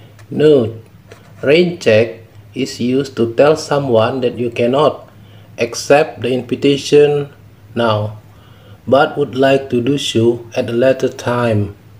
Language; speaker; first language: English; non-native, fluent; Indonesian